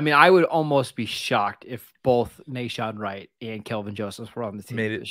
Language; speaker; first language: English; native; English